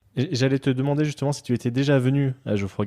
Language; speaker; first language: French; native; French